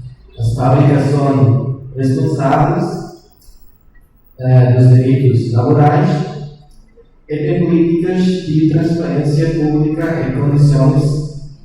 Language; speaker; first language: Portuguese; non-native, learner; Spanish